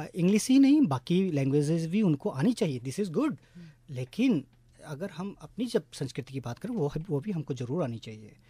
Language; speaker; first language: Hindi; non-native, local second language; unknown